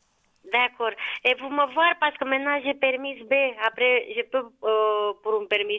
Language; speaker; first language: French; non-native, learner; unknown